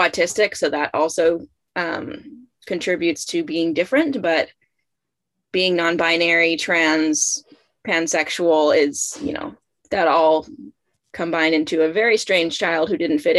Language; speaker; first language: English; native; English